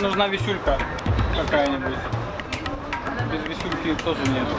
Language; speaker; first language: Russian; native; Russian